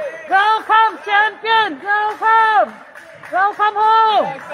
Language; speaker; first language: English; non-native, local second language; Chinese